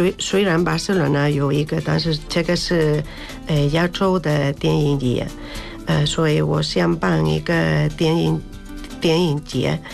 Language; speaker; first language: Chinese; non-native, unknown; Spanish